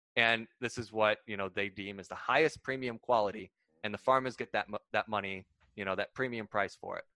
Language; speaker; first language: English; native; English